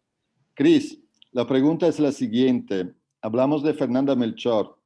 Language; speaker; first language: Spanish; non-native, fluent; Italian